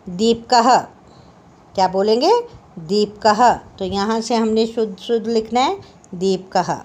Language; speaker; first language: Hindi; native; Hindi